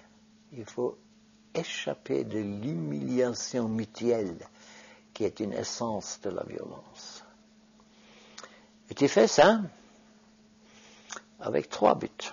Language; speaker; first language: French; non-native, fluent; Norwegian